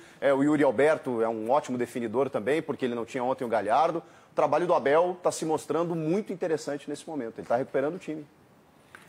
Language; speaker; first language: Portuguese; native; Portuguese